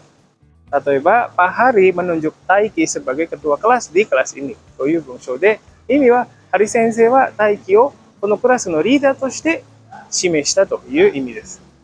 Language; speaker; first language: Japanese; non-native, fluent; Indonesian